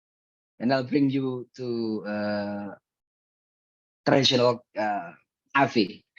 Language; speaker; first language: English; non-native, learner; Indonesian